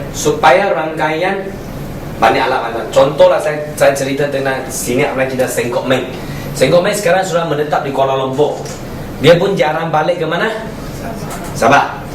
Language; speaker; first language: Malay; non-native, local second language; Chinese